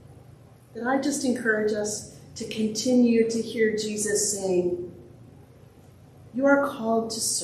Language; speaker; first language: English; native; English